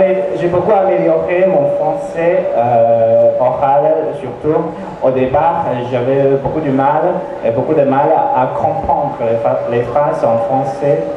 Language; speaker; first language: French; non-native, learner; Chinese